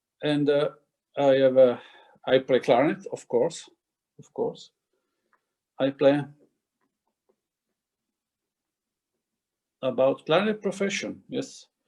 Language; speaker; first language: English; non-native, fluent; Italian